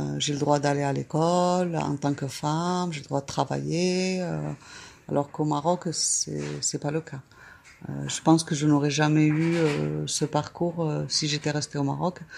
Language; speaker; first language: French; early bilingual, other home language; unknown